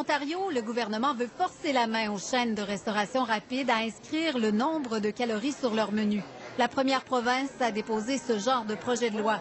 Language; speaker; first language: French; native; French